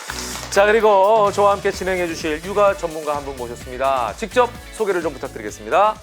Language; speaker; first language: Korean; native; Korean